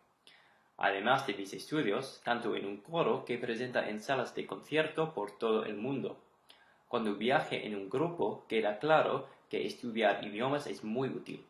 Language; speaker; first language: Spanish; non-native, learner; English